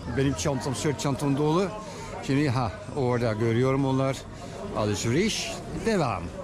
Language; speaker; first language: Turkish; non-native, fluent; Dutch